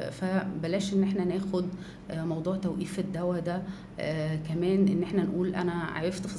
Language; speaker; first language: Arabic; native; Arabic